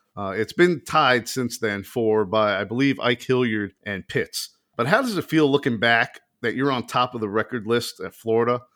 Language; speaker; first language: English; native; English